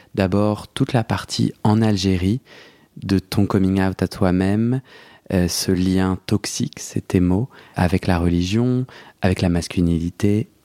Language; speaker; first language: French; native; French